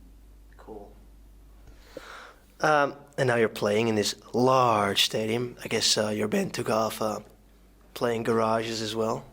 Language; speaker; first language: English; non-native, fluent; Dutch